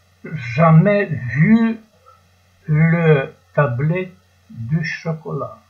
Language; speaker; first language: French; non-native, learner; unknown